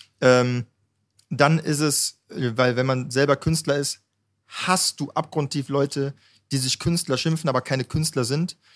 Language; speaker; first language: German; native; German